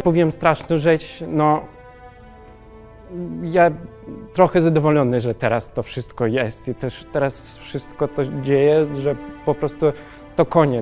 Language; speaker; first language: Polish; non-native, learner; Russian